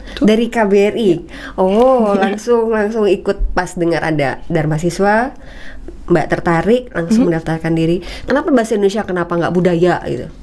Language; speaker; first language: Indonesian; native; Indonesian